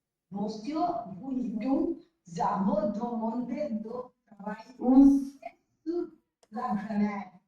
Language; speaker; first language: French; non-native, learner; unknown